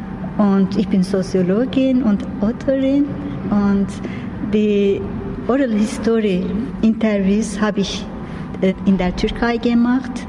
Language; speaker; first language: German; non-native, fluent; Turkish